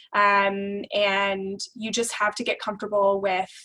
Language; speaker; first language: English; native; English